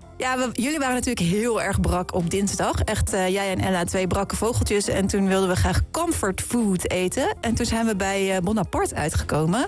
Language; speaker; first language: Dutch; native; Dutch